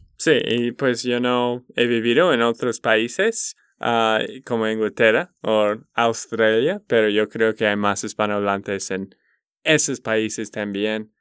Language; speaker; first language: Spanish; non-native, learner; English